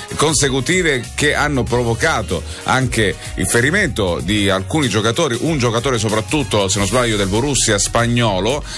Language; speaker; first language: Italian; native; Italian